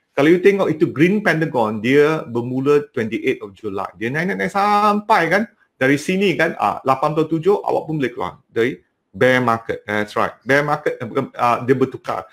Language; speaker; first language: Malay; non-native, local second language; Cantonese